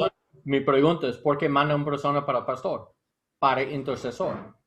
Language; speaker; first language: Spanish; non-native, learner; English